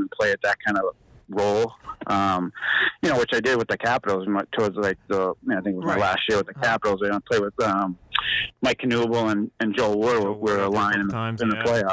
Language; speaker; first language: English; native; English